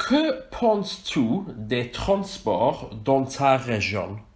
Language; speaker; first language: French; non-native, fluent; Welsh